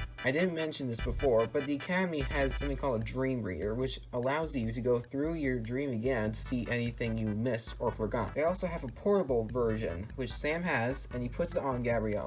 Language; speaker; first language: English; native; English